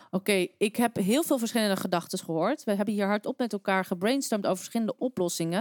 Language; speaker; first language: Dutch; native; Dutch